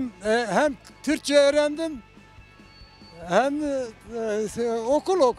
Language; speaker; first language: Turkish; non-native, local second language; Zaza